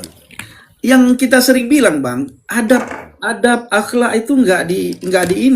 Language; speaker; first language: Indonesian; native; Indonesian